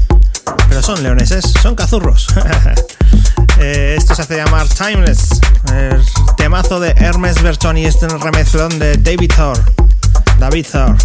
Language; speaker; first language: Spanish; native; Spanish